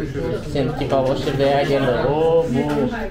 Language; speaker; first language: Turkish; non-native, learner; Kazakh